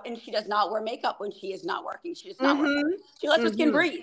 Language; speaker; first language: English; native; English